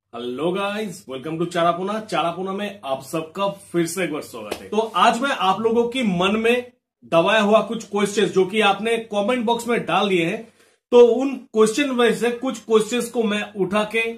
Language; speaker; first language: Hindi; non-native, local second language; Bangla